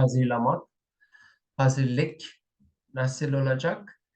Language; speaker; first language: Turkish; non-native, learner; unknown